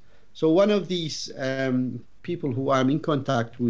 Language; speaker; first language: English; non-native, fluent; Arabic